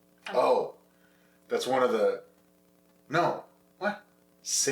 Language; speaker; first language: English; native; English